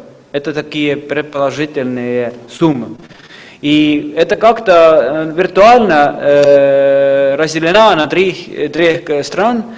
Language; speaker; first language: Russian; non-native, fluent; Estonian